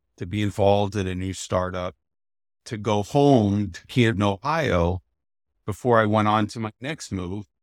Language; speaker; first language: English; native; English